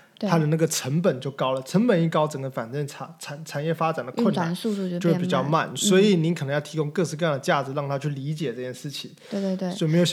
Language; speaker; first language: Chinese; native; Chinese